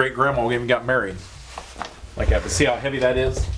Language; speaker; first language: English; native; English